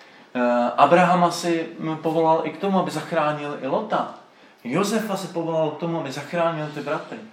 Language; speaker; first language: Czech; native; Czech